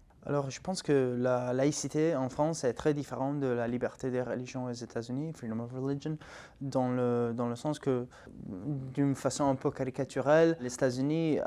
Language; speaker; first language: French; non-native, fluent; Italian